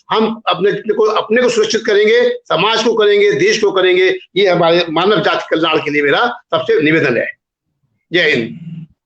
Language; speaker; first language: Hindi; native; Hindi